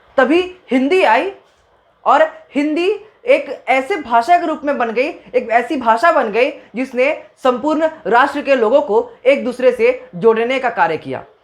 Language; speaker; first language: Hindi; non-native, local second language; Maithili